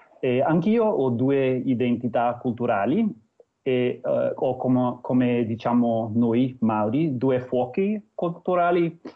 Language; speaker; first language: Italian; non-native, fluent; English